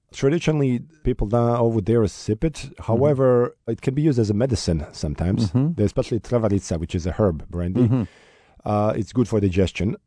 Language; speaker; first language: English; non-native, fluent; Bosnian